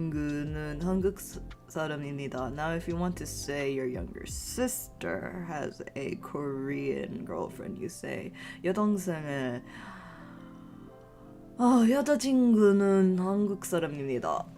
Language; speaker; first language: Korean; non-native, learner; English